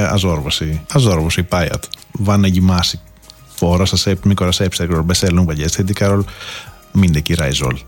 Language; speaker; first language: Hungarian; non-native, learner; Greek